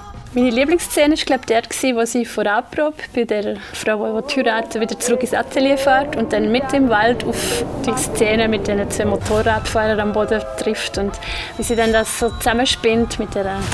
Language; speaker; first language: German; native; German